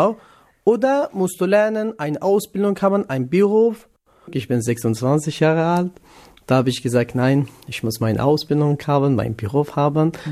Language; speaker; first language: German; non-native, learner; Kurdish